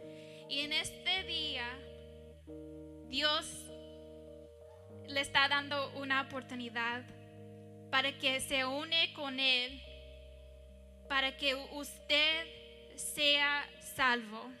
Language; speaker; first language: Spanish; early bilingual, heritage; English